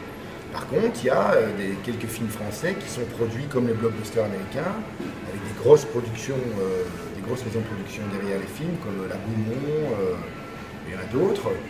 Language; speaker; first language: French; native; French